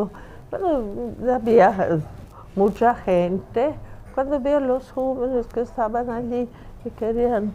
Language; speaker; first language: Spanish; non-native, fluent; Italian